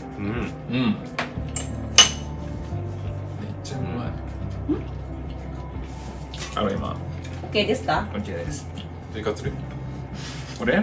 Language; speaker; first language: Japanese; native; Japanese